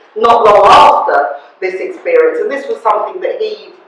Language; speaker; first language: English; native; English